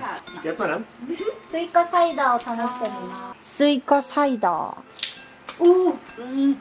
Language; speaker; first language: Swedish; non-native, learner; Japanese